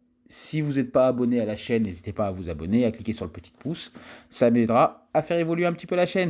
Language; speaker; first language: French; native; French